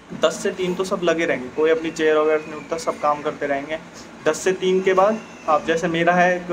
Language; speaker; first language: Hindi; native; Hindi